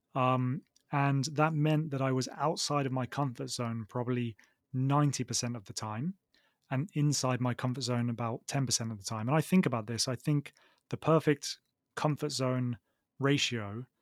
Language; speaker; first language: English; native; English